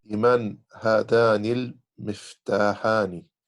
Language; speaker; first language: Arabic; non-native, learner; English